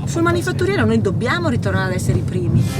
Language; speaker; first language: Italian; native; Italian